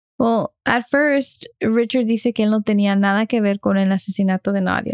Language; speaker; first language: Spanish; early bilingual, heritage; Spanish